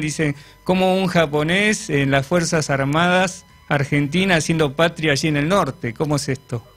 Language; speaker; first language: Spanish; native; Spanish